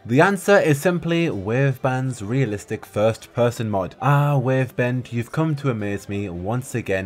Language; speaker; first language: English; native; English